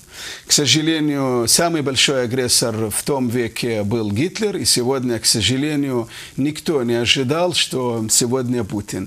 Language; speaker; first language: Russian; non-native, fluent; Arabic